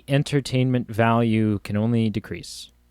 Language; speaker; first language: English; native; English